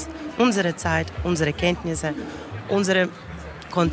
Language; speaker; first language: German; non-native, learner; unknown